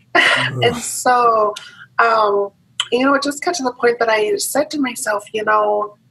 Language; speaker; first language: English; native; English